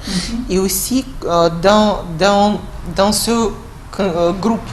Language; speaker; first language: French; non-native, fluent; Russian